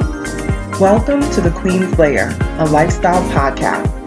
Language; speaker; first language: English; native; English